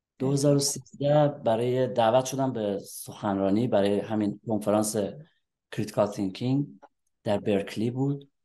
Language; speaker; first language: Persian; native; Persian